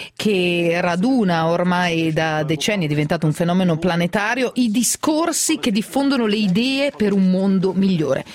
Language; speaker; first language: Italian; native; Italian